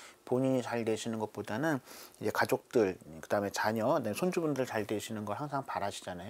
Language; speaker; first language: Korean; native; Korean